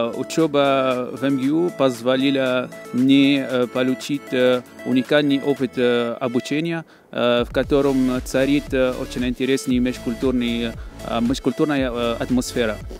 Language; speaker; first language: Russian; non-native, learner; Chinese